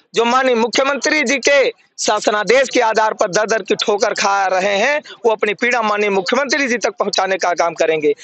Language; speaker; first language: Hindi; native; Hindi